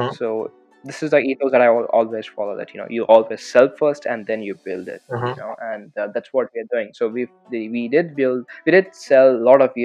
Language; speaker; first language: English; non-native, local second language; Telugu